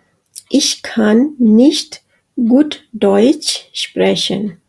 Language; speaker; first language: German; non-native, fluent; Urdu